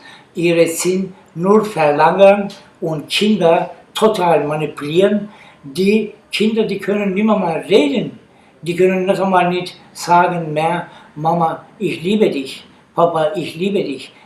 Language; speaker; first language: German; non-native, learner; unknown